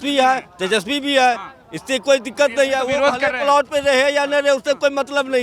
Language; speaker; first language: Hindi; native; Hindi